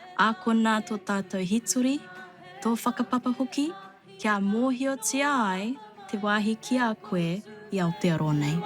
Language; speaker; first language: Māori; non-native, local second language; Chinese